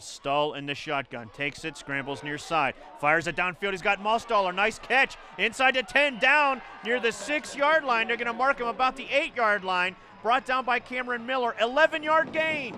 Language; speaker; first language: English; native; English